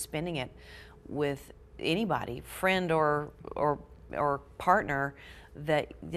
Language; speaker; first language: English; native; English